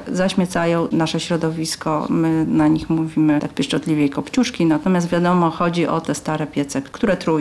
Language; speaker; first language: Polish; native; Polish